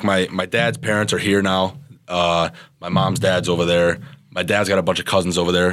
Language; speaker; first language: English; early bilingual, other home language; Serbian